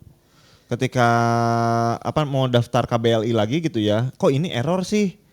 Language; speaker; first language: Indonesian; native; Indonesian